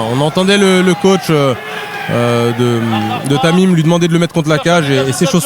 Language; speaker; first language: French; native; French